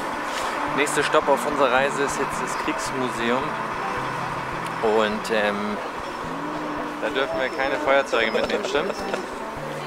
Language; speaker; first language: German; native; German